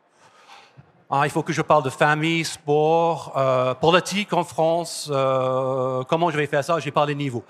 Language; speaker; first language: French; non-native, fluent; English